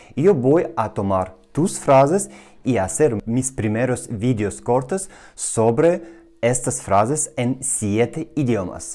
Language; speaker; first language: Spanish; non-native, fluent; Russian